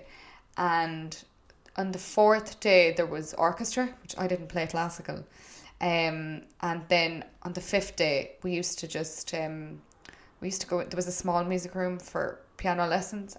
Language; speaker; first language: English; native; English